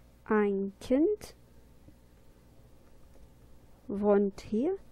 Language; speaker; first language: German; non-native, fluent; Portuguese